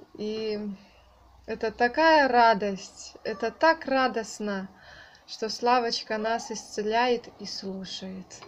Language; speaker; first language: Russian; native; Russian